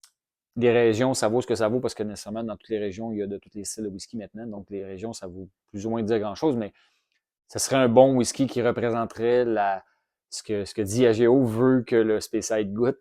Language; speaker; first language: French; native; French